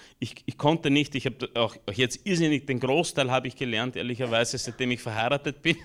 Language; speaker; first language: German; early bilingual, other home language; Romanian